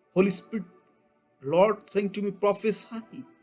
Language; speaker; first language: English; non-native, local second language; Hindi